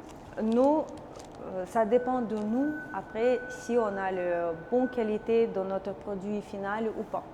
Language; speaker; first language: French; non-native, learner; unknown